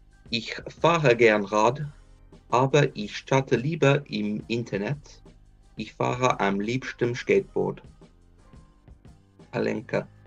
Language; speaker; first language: German; non-native, fluent; English